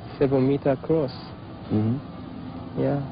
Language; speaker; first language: English; non-native, fluent; Japanese